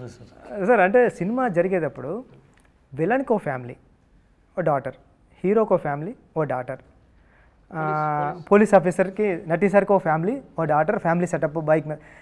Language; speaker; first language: Telugu; native; Telugu